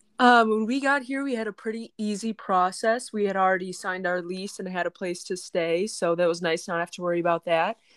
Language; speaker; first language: English; native; English